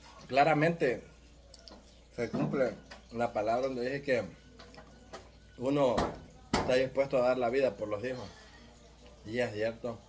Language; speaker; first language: Spanish; native; Spanish